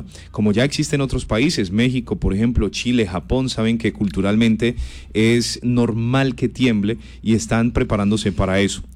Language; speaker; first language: Spanish; native; Spanish